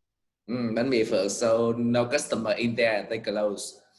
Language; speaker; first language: English; non-native, learner; Vietnamese